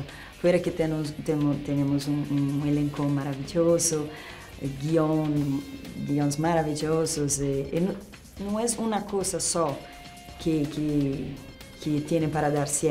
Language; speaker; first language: Spanish; non-native, fluent; Portuguese